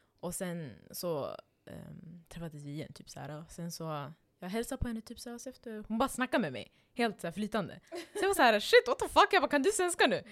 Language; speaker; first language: Swedish; non-native, local second language; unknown